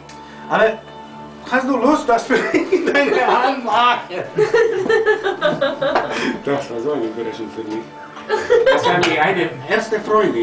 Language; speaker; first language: German; non-native, learner; Slovak